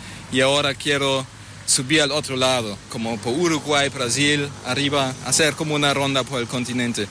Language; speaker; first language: Spanish; non-native, fluent; German